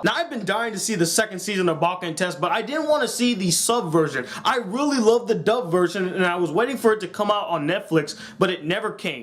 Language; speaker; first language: English; native; English